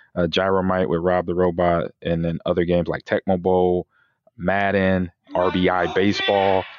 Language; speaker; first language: English; native; English